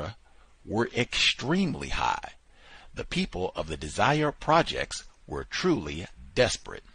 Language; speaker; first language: English; native; English